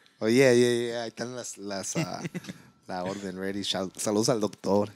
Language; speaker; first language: Spanish; early bilingual, heritage; Spanish